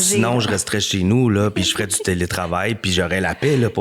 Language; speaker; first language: French; native; French